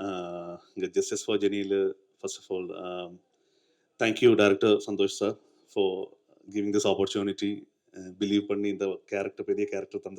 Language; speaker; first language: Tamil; non-native, learner; Malayalam